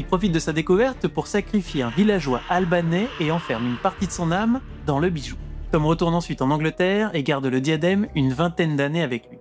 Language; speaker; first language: French; native; French